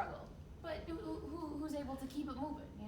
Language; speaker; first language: English; native; English